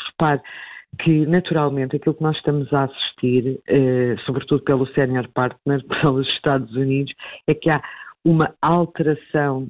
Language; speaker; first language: Portuguese; native; Portuguese